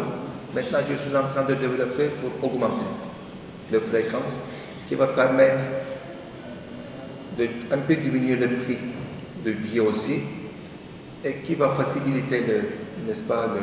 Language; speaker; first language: French; non-native, fluent; Turkish